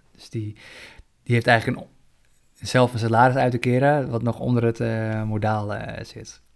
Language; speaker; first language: Dutch; native; Dutch